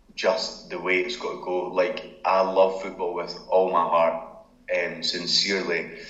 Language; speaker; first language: English; native; English